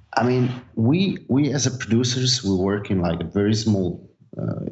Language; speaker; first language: English; non-native, fluent; Italian